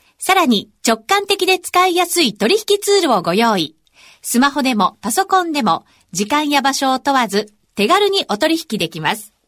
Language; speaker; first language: Japanese; native; Japanese